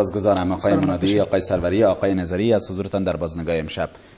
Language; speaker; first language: Persian; native; Persian